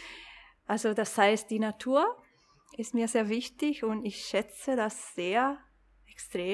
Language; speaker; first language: German; non-native, local second language; Italian